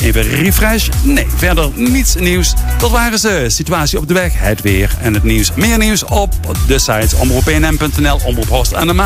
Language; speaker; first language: Dutch; native; Dutch